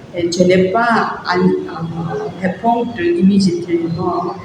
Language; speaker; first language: French; non-native, learner; Korean